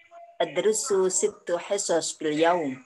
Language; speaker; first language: Arabic; non-native, learner; Indonesian